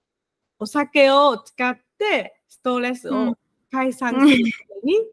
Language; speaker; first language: Japanese; non-native, fluent; Vietnamese